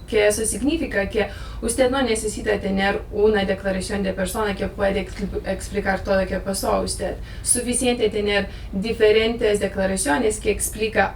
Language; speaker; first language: Spanish; non-native, learner; Lithuanian